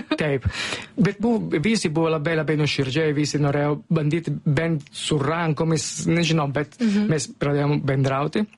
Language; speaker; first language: Lithuanian; non-native, learner; Italian